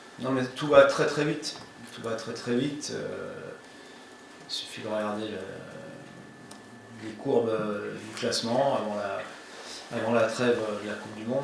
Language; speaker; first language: French; native; French